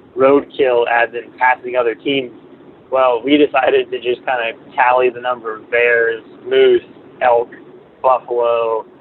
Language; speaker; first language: English; native; English